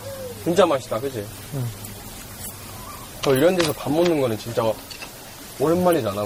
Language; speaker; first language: Korean; non-native, fluent; Japanese